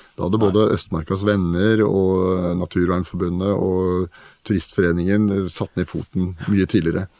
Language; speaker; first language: Norwegian; native; Norwegian